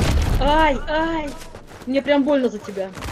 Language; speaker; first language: Russian; native; Russian